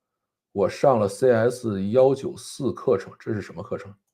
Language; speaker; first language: Chinese; native; Chinese